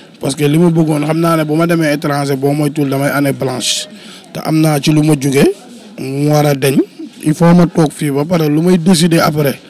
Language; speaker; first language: Wolof; native; Wolof